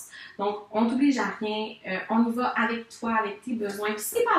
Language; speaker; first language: French; native; French